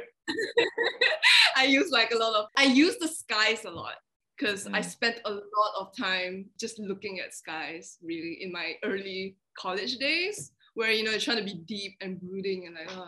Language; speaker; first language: English; non-native, local second language; Chinese